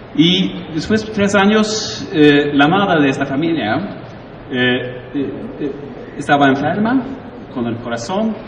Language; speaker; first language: Spanish; non-native, learner; Swedish